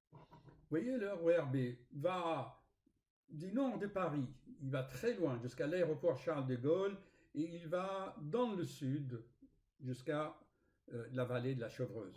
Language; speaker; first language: French; non-native, fluent; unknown